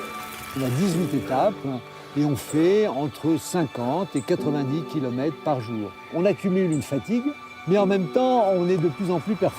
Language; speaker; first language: French; native; French